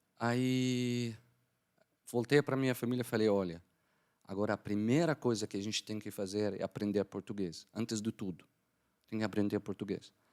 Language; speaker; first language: Portuguese; non-native, fluent; Arabic